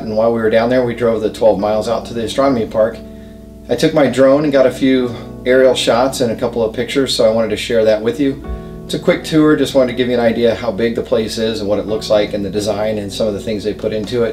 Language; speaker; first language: English; native; English